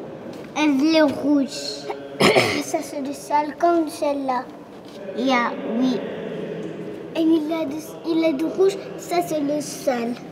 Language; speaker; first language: French; early bilingual, other home language; Persian